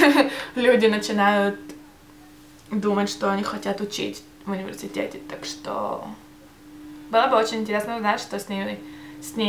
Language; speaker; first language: Russian; early bilingual, heritage; Russian